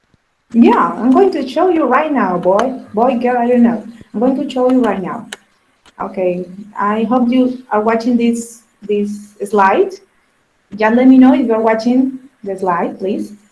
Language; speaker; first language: English; non-native, fluent; Spanish